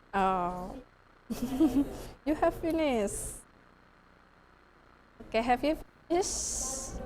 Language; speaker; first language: English; non-native, fluent; Indonesian